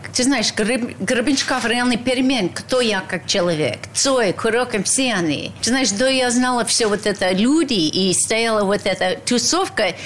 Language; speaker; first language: Russian; non-native, learner; English